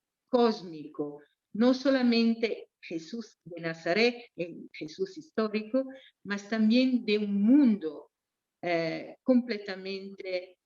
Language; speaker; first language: Spanish; non-native, fluent; Portuguese